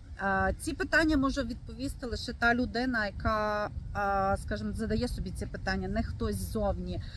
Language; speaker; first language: Ukrainian; native; Ukrainian